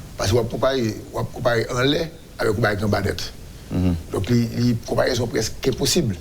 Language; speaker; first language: French; non-native, local second language; Haitian Creole